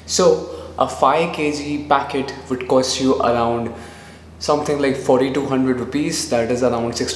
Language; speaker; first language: English; non-native, local second language; Hindi